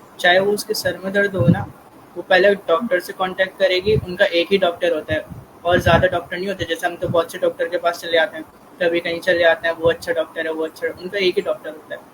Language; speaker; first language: Urdu; native; Urdu